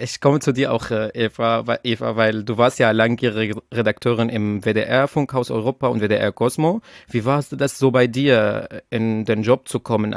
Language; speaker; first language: German; non-native, fluent; Persian